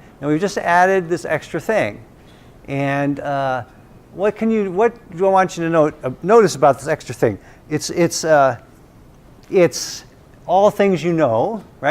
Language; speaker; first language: English; native; English